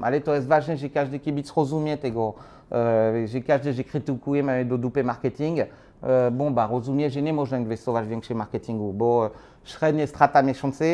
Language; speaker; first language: Polish; non-native, learner; French